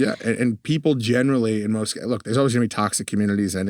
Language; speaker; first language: English; native; English